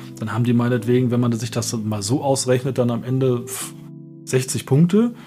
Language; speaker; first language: German; native; German